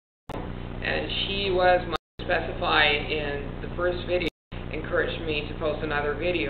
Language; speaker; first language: English; non-native, fluent; Italian